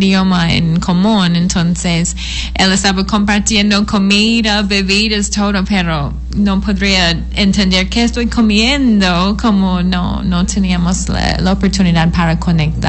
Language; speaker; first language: Spanish; non-native, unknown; English